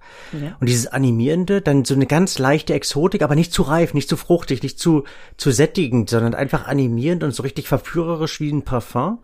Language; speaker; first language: German; native; German